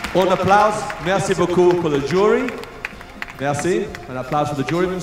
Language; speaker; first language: French; non-native, learner; English